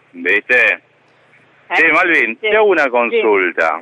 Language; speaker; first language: Spanish; native; Spanish